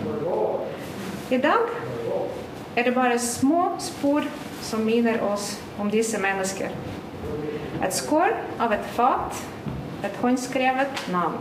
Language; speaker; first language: Norwegian; non-native, fluent; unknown